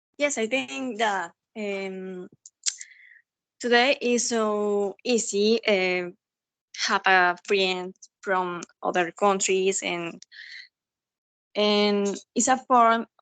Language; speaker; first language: English; non-native, learner; Spanish